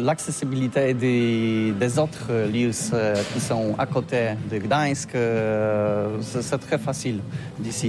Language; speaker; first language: French; non-native, learner; Polish